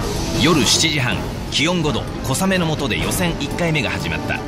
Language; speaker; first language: Japanese; native; Japanese